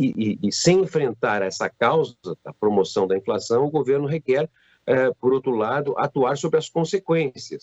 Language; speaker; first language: Portuguese; native; Portuguese